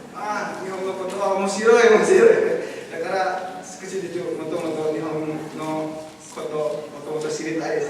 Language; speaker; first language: Japanese; non-native, learner; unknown